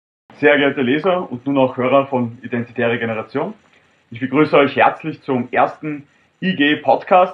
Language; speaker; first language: German; native; German